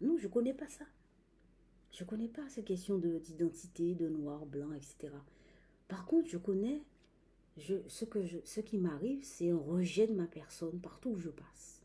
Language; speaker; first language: French; native; French